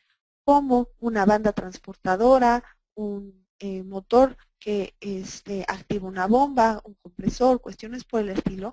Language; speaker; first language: Spanish; native; Spanish